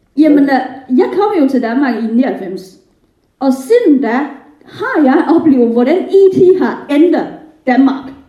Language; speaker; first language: Danish; non-native, fluent; Wu Chinese